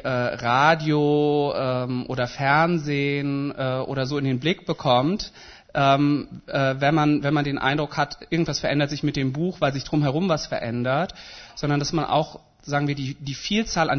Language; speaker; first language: German; native; German